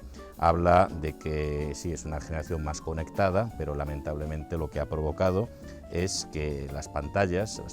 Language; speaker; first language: Spanish; native; Spanish